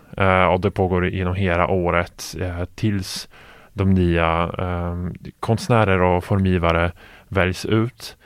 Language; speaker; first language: Swedish; non-native, fluent; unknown